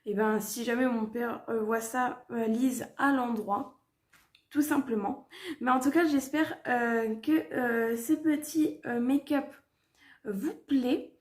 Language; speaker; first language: French; native; French